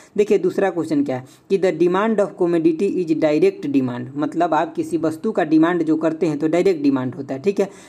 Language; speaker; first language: Hindi; native; Hindi